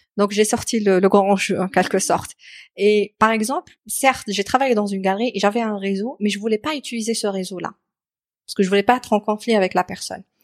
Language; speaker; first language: French; non-native, local second language; Arabic